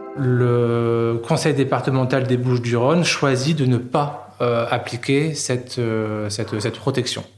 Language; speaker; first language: French; native; French